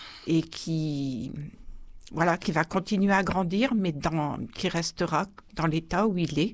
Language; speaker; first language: French; native; French